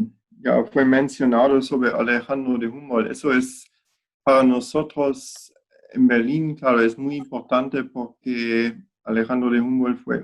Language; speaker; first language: Spanish; non-native, fluent; German